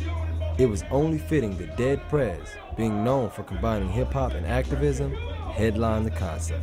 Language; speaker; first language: English; native; English